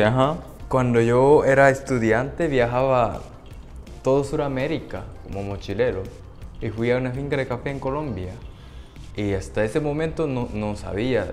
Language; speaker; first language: Spanish; non-native, fluent; Japanese